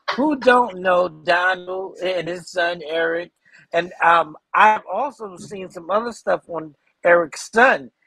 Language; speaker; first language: English; native; English